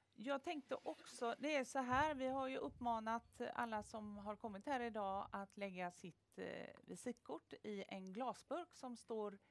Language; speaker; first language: Swedish; native; Swedish